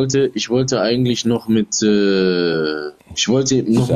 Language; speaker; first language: German; native; German